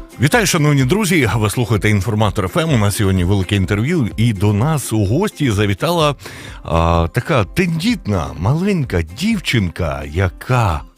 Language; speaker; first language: Ukrainian; native; Ukrainian